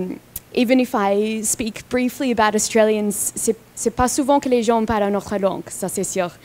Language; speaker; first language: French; non-native, fluent; English